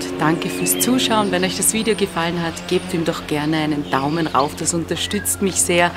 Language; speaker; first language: German; native; German